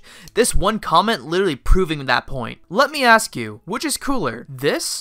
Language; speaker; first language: English; native; English